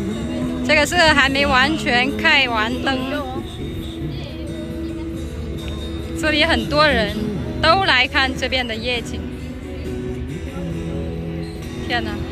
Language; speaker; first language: Chinese; non-native, fluent; Vietnamese